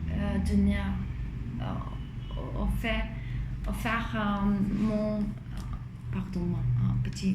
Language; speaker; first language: French; non-native, fluent; Spanish